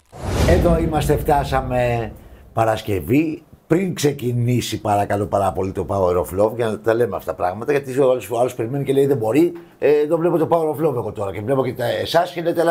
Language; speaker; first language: Greek; native; Greek